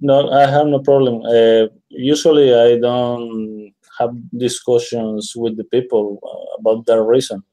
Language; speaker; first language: English; non-native, learner; Spanish